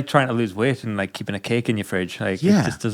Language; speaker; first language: English; native; English